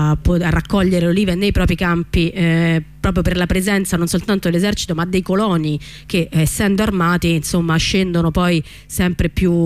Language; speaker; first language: Italian; native; Italian